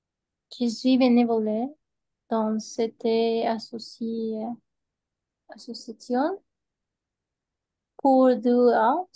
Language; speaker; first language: French; non-native, learner; Spanish